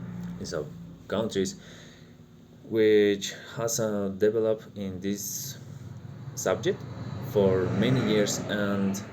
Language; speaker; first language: English; non-native, learner; Spanish